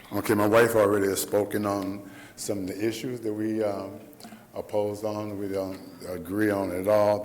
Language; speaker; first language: English; native; English